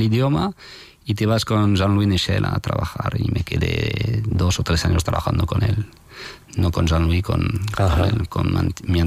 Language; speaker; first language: Spanish; non-native, fluent; French